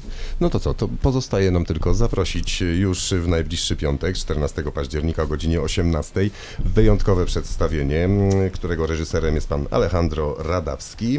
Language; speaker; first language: Polish; native; Polish